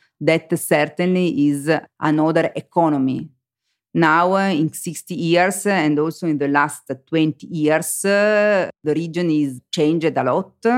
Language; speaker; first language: English; non-native, learner; Italian